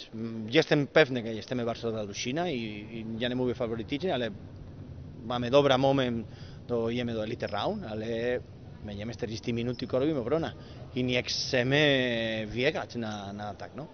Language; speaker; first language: Polish; non-native, learner; Spanish